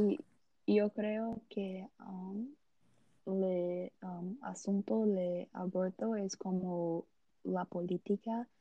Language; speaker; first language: Spanish; non-native, learner; Portuguese